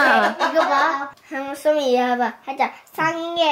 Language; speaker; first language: Korean; non-native, learner; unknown